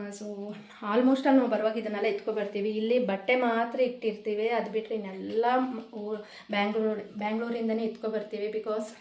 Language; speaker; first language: Kannada; non-native, local second language; Kodava